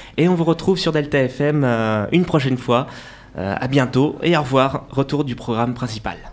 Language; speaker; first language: French; native; French